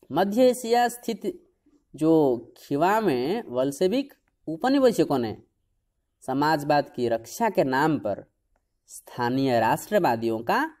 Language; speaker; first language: Hindi; non-native, local second language; Odia